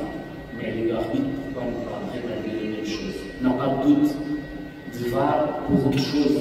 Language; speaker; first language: French; non-native, fluent; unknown